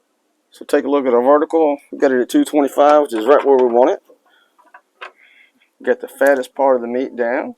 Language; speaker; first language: English; native; English